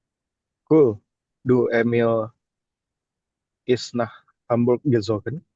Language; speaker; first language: German; non-native, learner; Indonesian